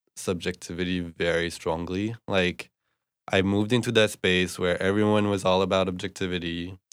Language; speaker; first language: English; non-native, fluent; French